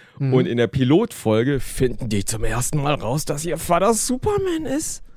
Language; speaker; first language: German; early bilingual, other home language; Korean